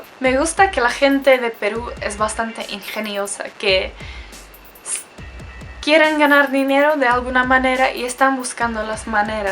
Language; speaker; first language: Spanish; non-native, fluent; Czech